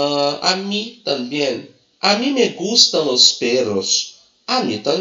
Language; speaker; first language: Spanish; non-native, fluent; Portuguese